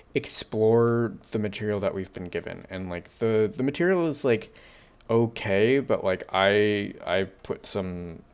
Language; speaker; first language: English; early bilingual, other home language; Chinese